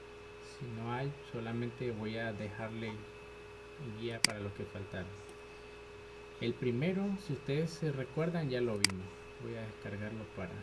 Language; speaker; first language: Spanish; native; Spanish